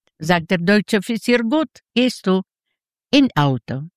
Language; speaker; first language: German; non-native, learner; Yiddish